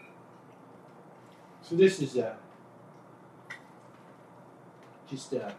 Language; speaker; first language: English; native; English